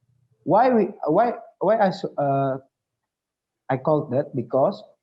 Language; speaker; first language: English; non-native, learner; Indonesian